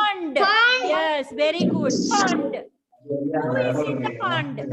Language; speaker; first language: English; non-native, local second language; Sinhala